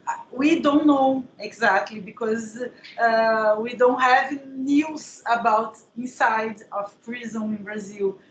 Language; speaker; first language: English; non-native, learner; Portuguese